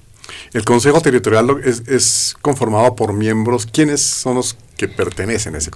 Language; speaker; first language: Spanish; native; Spanish